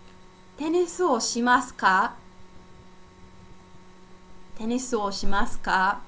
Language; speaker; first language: Japanese; non-native, fluent; English